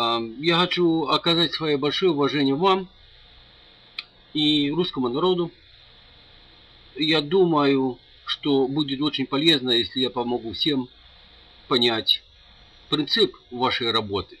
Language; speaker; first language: Russian; non-native, learner; English